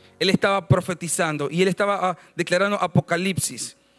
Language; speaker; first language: Spanish; native; Spanish